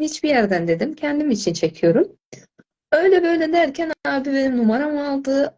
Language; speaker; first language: Turkish; non-native, fluent; Azerbaijani